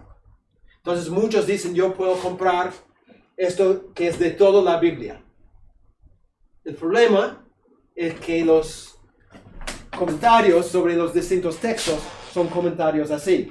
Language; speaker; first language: Spanish; non-native, fluent; English